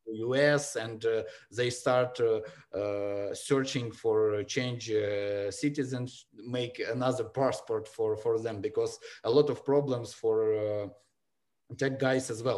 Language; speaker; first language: English; non-native, learner; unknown